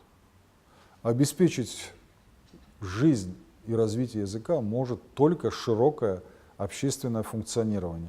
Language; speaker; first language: Russian; non-native, local second language; Ossetic